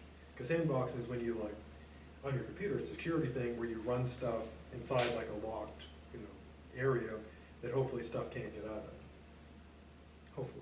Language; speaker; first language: English; native; English